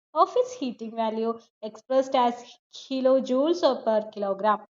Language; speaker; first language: English; non-native, local second language; Malayalam